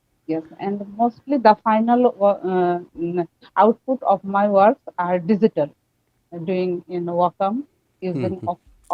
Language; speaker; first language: English; non-native, learner; Bangla